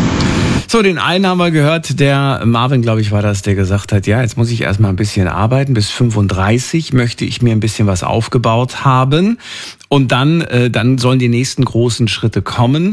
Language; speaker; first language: German; native; German